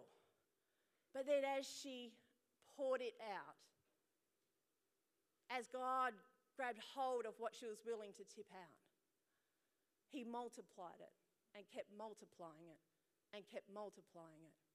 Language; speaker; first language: English; native; English